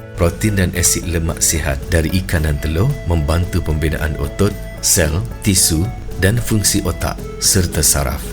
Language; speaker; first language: Malay; native; Malay